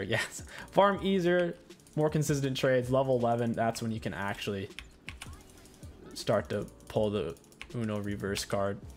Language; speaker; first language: English; native; English